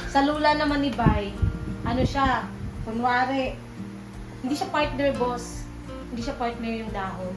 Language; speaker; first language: Filipino; non-native, local second language; Cebuano